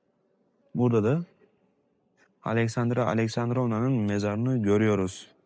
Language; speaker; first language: Turkish; native; Turkish